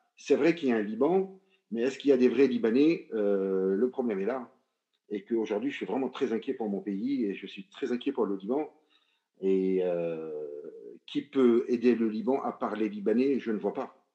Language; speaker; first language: French; non-native, local second language; Arabic